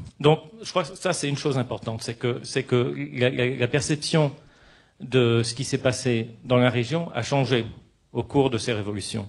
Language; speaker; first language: French; non-native, local second language; Arabic